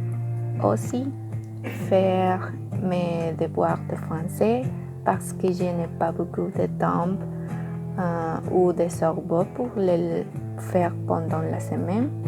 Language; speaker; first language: French; non-native, learner; Spanish